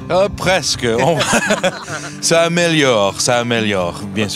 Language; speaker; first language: French; non-native, learner; English